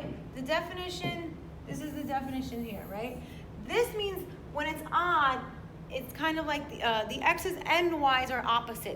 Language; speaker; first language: English; native; English